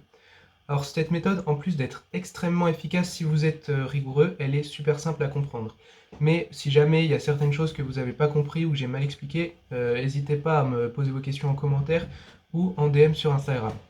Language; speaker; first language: French; native; French